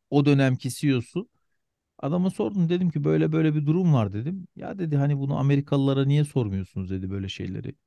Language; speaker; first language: Turkish; native; Turkish